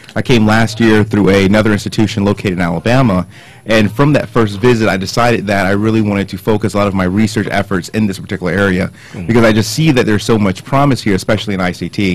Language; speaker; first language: English; native; English